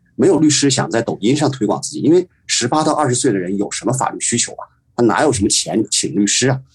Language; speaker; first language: Chinese; native; Chinese